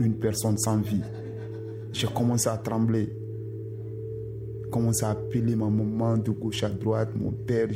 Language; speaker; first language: French; non-native, local second language; Susu